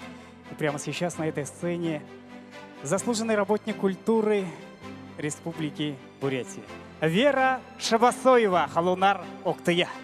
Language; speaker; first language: Russian; native; Russian